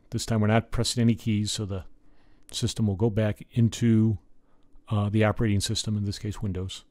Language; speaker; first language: English; native; English